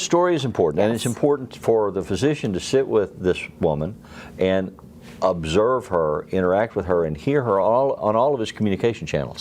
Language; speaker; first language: English; native; English